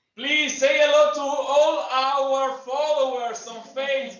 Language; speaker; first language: English; non-native, fluent; Italian